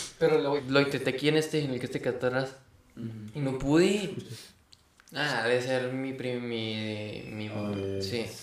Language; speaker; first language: Spanish; native; Spanish